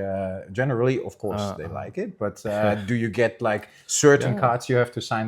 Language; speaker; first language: English; non-native, fluent; German